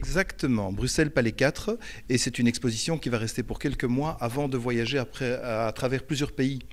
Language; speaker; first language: French; native; French